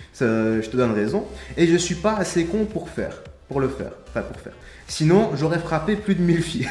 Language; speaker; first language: French; native; French